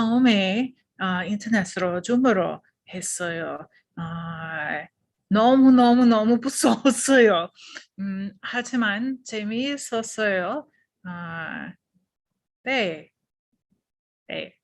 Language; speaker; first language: Korean; non-native, learner; English